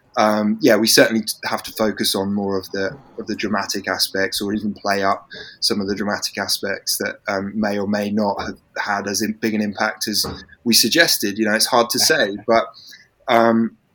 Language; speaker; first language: English; native; English